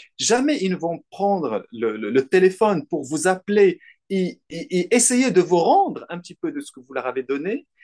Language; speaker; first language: French; non-native, local second language; Arabic